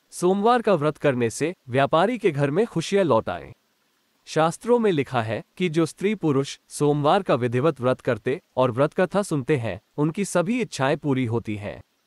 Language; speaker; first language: Hindi; non-native, local second language; Gujarati